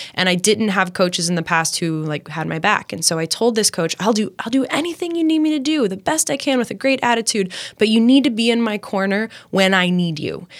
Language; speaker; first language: English; native; English